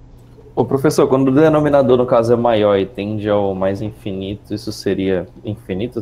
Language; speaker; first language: Portuguese; native; Portuguese